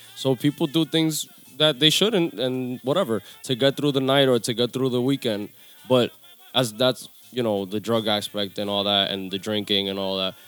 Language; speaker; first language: English; early bilingual, other home language; Spanish